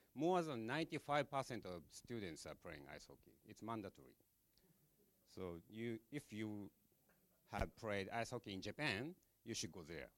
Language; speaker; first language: English; non-native, fluent; Japanese